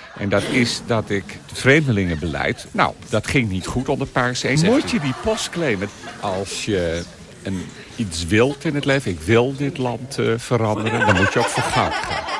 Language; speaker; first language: Dutch; native; Dutch